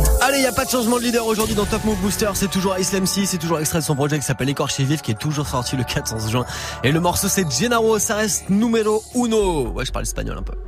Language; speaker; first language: French; native; French